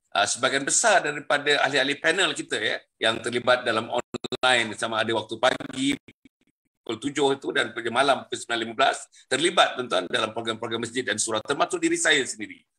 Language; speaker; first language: Malay; native; Malay